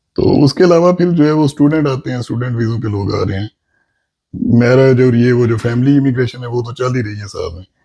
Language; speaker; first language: Urdu; non-native, local second language; Punjabi